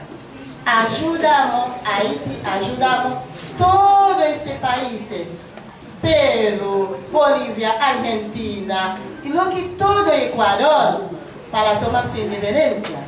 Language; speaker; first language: Spanish; non-native, learner; Haitian Creole